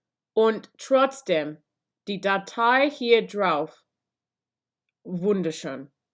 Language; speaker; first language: German; non-native, learner; English